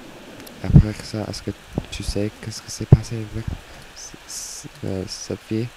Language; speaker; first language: French; non-native, learner; English